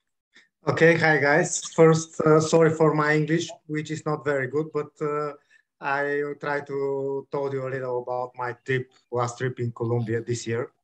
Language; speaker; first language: English; non-native, learner; Bulgarian